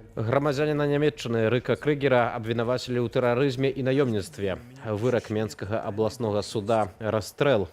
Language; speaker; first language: Belarusian; native; Belarusian